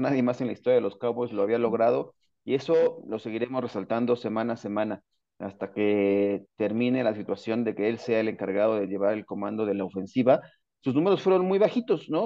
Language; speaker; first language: Spanish; native; Spanish